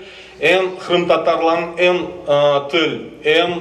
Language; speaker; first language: Turkish; non-native, learner; Crimean Tatar